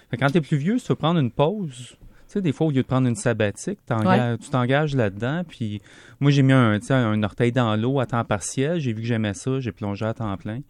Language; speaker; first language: French; native; French